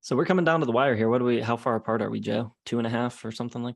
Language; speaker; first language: English; native; English